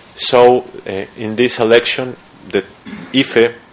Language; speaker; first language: English; non-native, fluent; Spanish